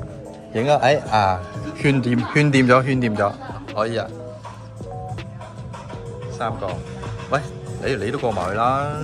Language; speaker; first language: Chinese; native; Chinese